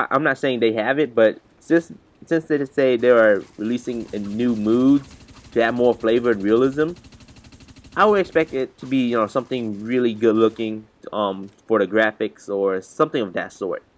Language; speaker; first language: English; native; English